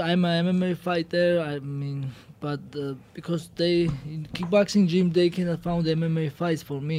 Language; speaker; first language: English; non-native, learner; Georgian